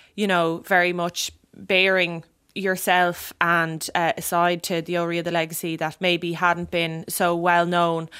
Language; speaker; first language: English; native; English